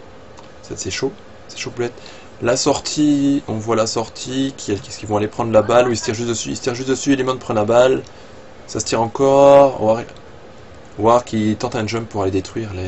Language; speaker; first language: French; native; French